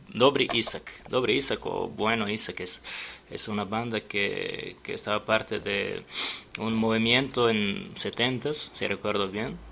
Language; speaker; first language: Spanish; non-native, learner; Serbian